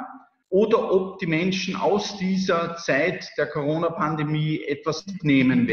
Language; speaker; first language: German; native; German